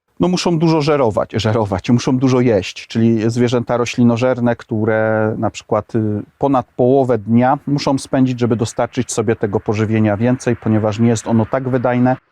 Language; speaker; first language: Polish; native; Polish